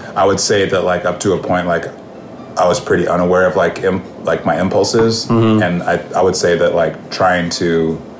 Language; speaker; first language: English; native; English